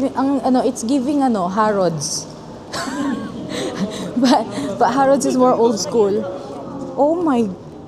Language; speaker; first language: English; non-native, local second language; Filipino